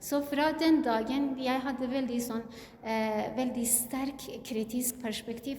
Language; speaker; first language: Norwegian; non-native, learner; Kurdish